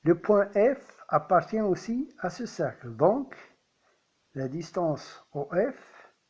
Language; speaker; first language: French; non-native, local second language; Arabic